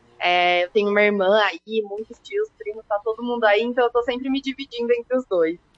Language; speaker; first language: Portuguese; native; Portuguese